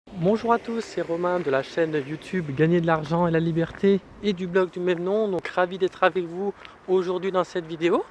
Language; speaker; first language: French; native; French